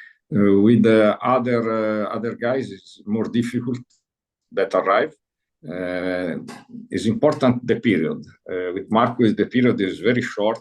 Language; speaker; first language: English; non-native, learner; Italian